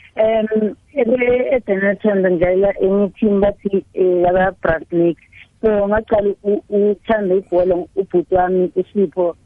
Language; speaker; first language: Zulu; non-native, local second language; South Ndebele